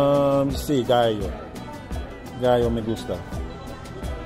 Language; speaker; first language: Spanish; non-native, learner; English